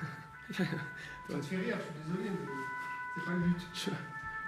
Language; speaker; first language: French; native; French